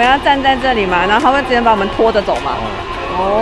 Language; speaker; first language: Chinese; native; Chinese